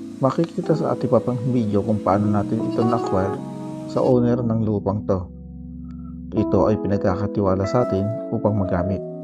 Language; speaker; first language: Filipino; native; Filipino